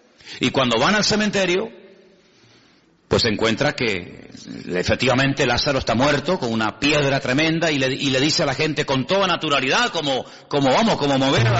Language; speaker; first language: Spanish; native; Spanish